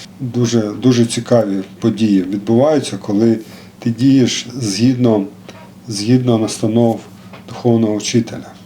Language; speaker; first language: Ukrainian; non-native, local second language; Russian